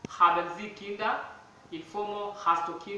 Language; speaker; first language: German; non-native, fluent; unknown